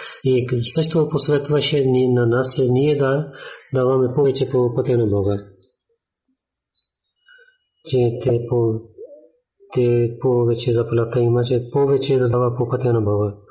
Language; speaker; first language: Bulgarian; non-native, learner; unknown